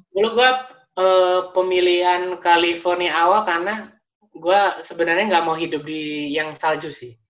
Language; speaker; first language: Indonesian; native; Indonesian